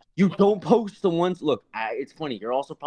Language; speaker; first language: English; native; English